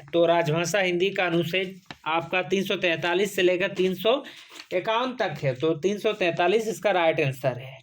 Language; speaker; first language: Hindi; native; Hindi